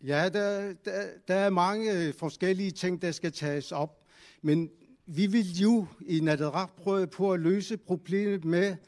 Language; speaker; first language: Danish; non-native, local second language; Kalaallisut